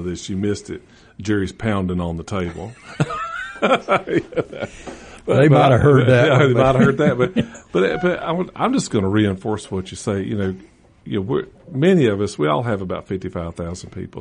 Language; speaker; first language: English; native; English